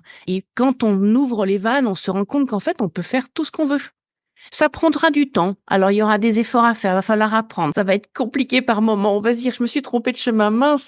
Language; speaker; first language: French; native; French